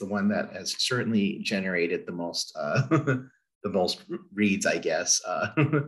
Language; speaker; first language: English; native; English